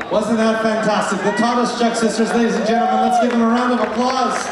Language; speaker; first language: English; native; English